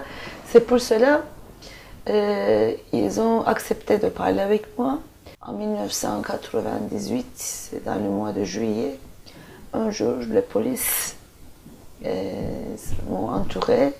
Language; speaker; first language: French; non-native, fluent; Turkish